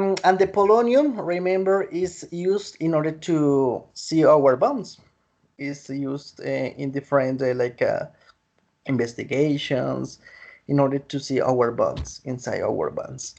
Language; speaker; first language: English; non-native, learner; Spanish